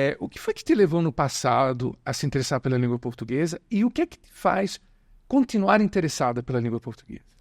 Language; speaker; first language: Portuguese; native; Portuguese